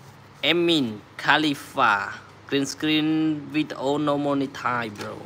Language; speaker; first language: English; non-native, learner; Khmer